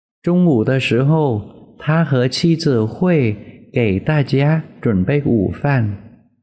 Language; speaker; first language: Chinese; non-native, fluent; Vietnamese